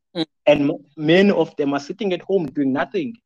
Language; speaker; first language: English; non-native, local second language; Xhosa